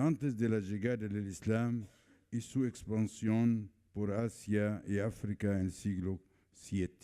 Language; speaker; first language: Spanish; non-native, fluent; Arabic